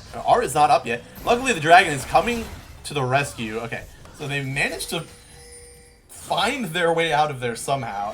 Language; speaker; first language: English; native; English